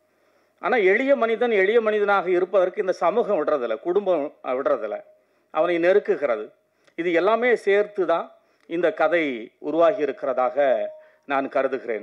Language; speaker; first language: Tamil; native; Tamil